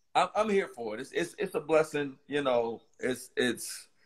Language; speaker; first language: English; native; English